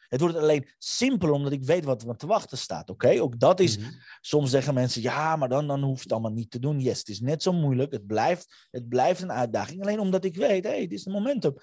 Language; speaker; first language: Dutch; early bilingual, other home language; Armenian